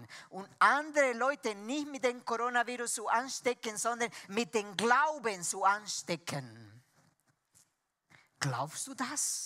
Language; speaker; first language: German; non-native, fluent; Spanish